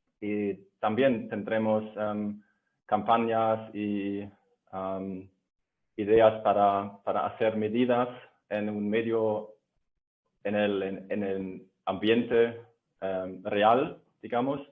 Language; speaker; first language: Spanish; non-native, fluent; German